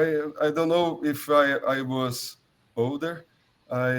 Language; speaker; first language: English; non-native, learner; Portuguese